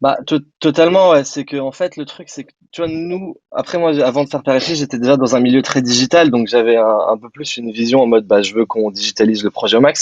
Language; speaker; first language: French; native; French